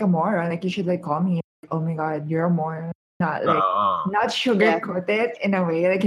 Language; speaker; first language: English; non-native, local second language; Filipino